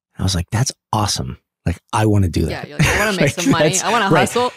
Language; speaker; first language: English; native; English